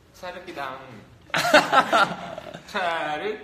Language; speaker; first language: Korean; native; Korean